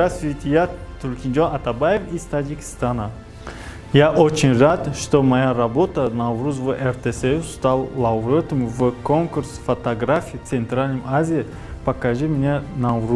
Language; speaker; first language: Russian; non-native, local second language; Tajik